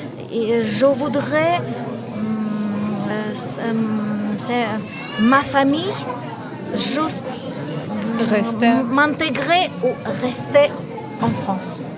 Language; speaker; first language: French; non-native, learner; Armenian